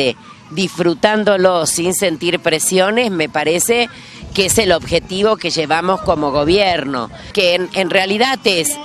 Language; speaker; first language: Spanish; native; Spanish